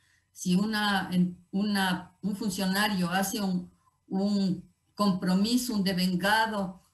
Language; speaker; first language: Spanish; native; Spanish